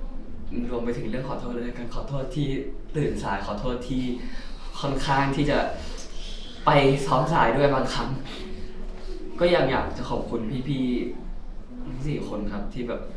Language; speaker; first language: Thai; native; Thai